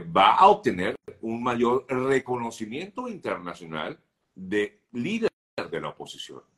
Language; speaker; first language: Spanish; native; Spanish